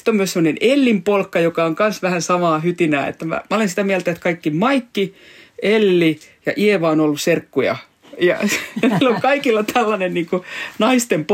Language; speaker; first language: Finnish; native; Finnish